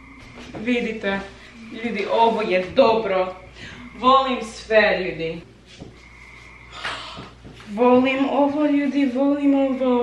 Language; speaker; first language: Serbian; non-native, learner; English